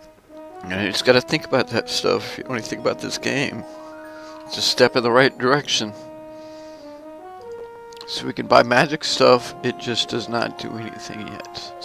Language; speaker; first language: English; native; English